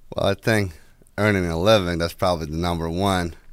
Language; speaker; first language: English; non-native, fluent; Ukrainian